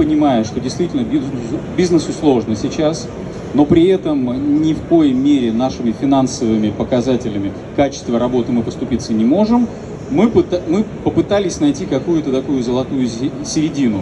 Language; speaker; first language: Russian; native; Russian